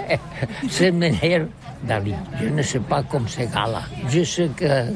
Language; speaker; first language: French; non-native, learner; Spanish